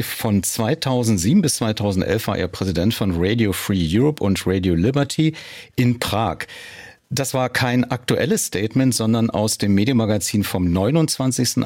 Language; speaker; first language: German; native; German